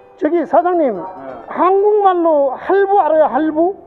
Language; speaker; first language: Korean; native; Korean